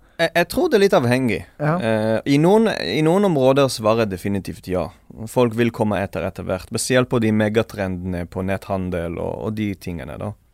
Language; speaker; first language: Norwegian; non-native, fluent; Hebrew